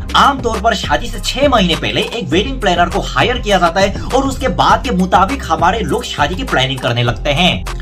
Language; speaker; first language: Hindi; non-native, fluent; Korean